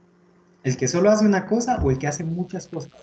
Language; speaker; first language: Spanish; native; Spanish